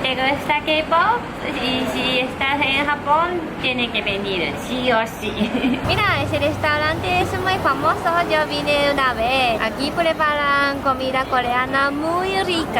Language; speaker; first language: Spanish; non-native, fluent; Japanese